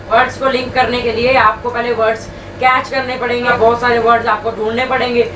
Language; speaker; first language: Hindi; native; Hindi